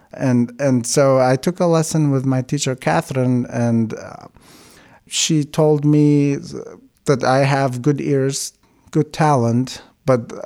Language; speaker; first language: English; non-native, fluent; Syriac